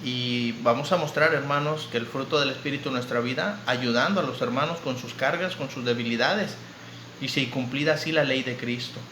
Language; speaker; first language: Spanish; native; Spanish